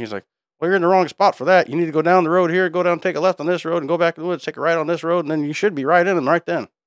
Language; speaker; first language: English; native; English